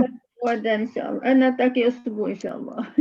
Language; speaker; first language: Arabic; non-native, learner; Malay